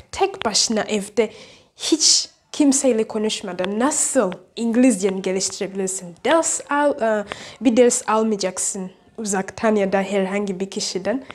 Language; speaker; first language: Turkish; non-native, learner; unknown